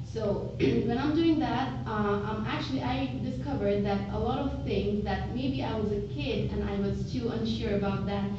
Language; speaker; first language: English; non-native, local second language; Bangla